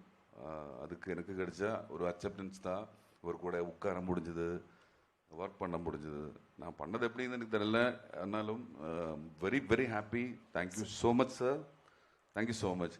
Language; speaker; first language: Tamil; non-native, learner; Malayalam